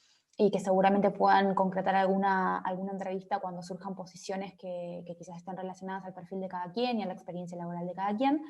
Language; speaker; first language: Spanish; native; Spanish